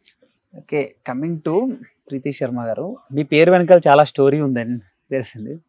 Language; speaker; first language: Telugu; native; Telugu